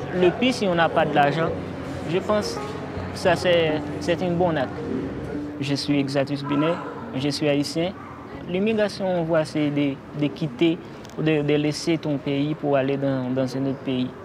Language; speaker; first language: French; non-native, local second language; Haitian Creole